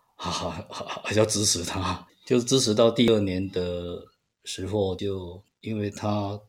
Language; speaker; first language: Chinese; native; Chinese